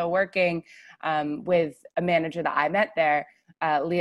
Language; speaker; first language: English; native; English